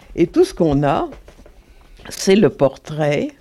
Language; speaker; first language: French; native; French